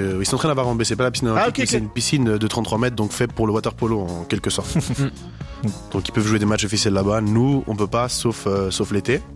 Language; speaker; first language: French; native; French